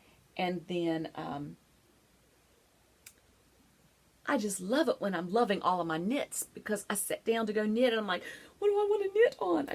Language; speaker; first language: English; native; English